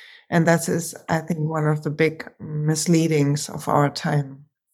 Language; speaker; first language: English; non-native, fluent; German